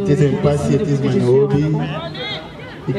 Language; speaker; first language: Dutch; non-native, fluent; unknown